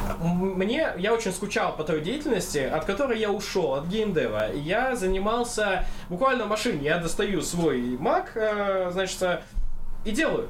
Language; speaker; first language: Russian; non-native, local second language; Kazakh